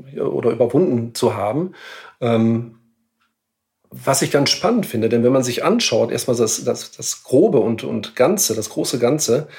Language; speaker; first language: German; native; German